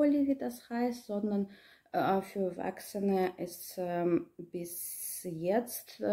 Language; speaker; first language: German; non-native, learner; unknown